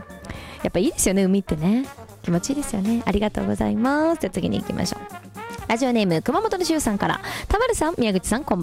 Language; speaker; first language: Japanese; native; Japanese